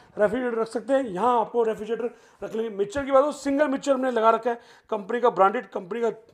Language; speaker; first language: Hindi; native; Hindi